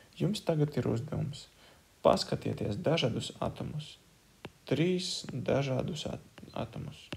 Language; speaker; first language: Latvian; non-native, local second language; Russian